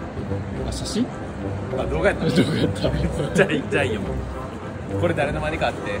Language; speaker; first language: Japanese; native; Japanese